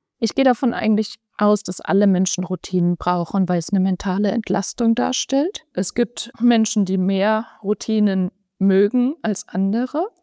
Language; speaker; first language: German; native; German